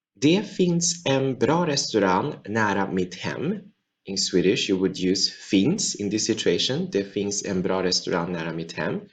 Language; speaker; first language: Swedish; non-native, fluent; Chinese